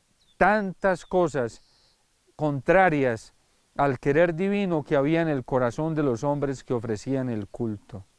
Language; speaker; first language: Spanish; native; Spanish